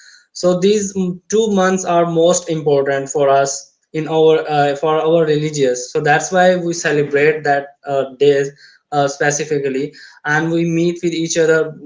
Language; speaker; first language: English; non-native, learner; Urdu